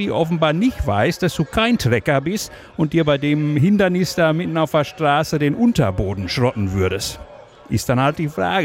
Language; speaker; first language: German; native; German